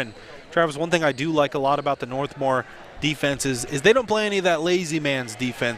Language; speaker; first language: English; native; English